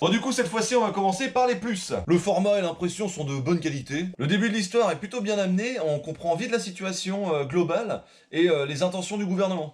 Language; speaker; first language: French; native; French